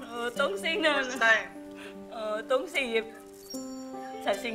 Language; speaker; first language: Korean; non-native, learner; Filipino